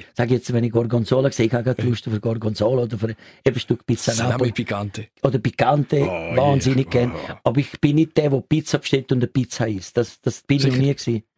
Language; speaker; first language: German; non-native, learner; Italian